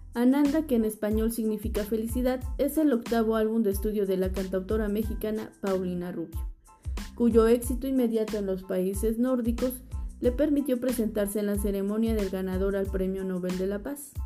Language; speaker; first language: Spanish; native; Spanish